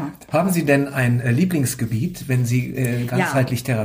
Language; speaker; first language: German; native; German